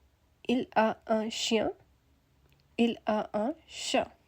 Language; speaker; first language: French; non-native, learner; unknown